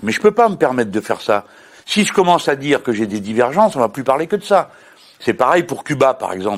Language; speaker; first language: French; native; French